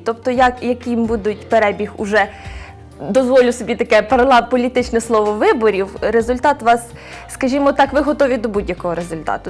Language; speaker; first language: Ukrainian; native; Ukrainian